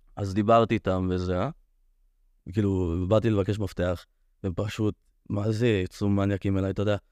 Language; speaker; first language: Hebrew; native; Hebrew